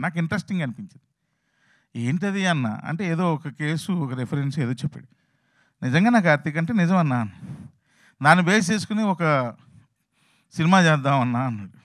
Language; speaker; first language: Telugu; native; Telugu